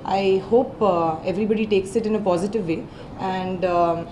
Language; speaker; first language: Telugu; non-native, learner; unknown